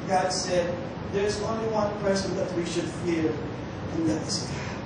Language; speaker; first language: English; non-native, local second language; Filipino